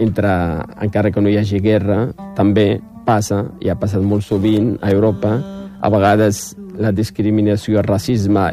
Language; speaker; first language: Catalan; non-native, fluent; Riffian